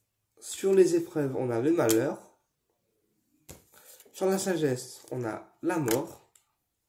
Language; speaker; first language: French; native; French